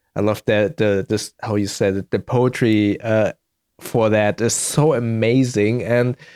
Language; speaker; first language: English; early bilingual, heritage; German